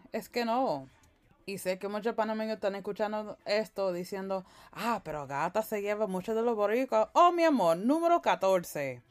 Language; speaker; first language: Spanish; early bilingual, heritage; Spanish